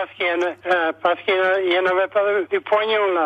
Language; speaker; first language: French; non-native, local second language; Basque